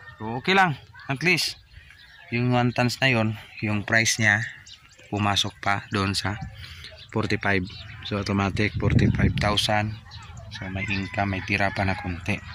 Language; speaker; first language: Filipino; non-native, local second language; Cebuano